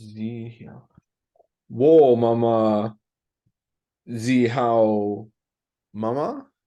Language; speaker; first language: Chinese; non-native, learner; English